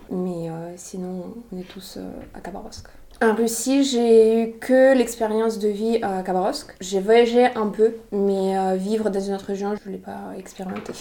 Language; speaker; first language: French; non-native, fluent; Russian